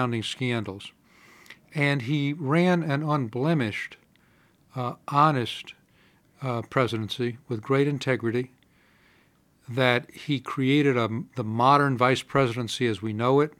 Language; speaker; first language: English; native; English